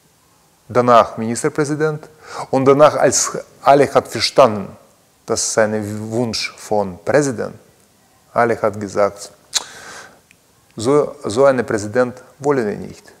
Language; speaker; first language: German; non-native, learner; Russian